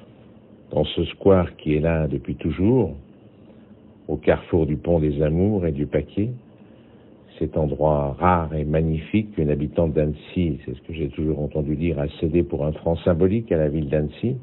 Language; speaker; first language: French; native; French